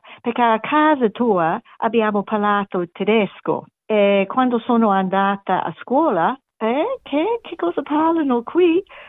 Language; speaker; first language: Italian; non-native, learner; English